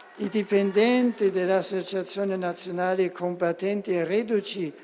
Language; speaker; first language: Italian; non-native, fluent; German